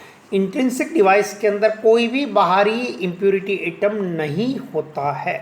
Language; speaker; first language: Hindi; native; Hindi